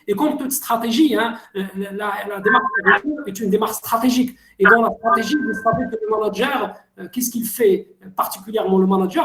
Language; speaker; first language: French; non-native, local second language; Arabic